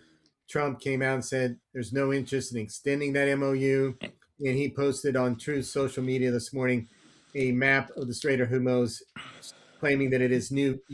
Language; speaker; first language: English; native; English